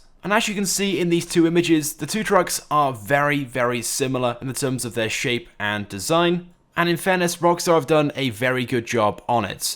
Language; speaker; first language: English; native; English